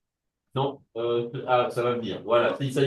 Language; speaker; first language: French; native; French